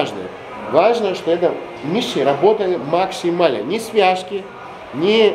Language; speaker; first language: Russian; non-native, fluent; Greek